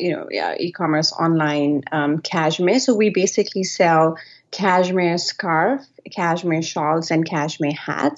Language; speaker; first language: English; non-native, local second language; Nepali